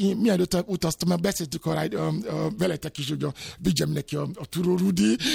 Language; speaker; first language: Hungarian; non-native, learner; Yoruba